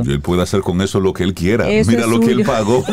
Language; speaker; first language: Spanish; native; Spanish